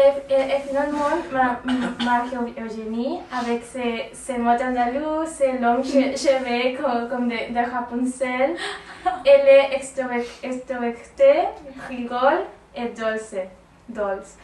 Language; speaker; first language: French; non-native, learner; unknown